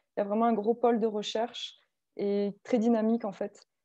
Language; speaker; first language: French; native; French